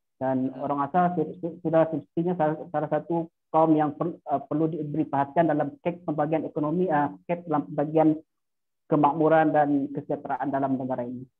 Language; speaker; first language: Malay; non-native, local second language; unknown